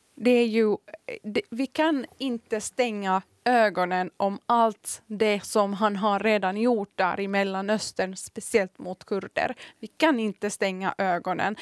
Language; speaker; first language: Swedish; early bilingual, other home language; Kurdish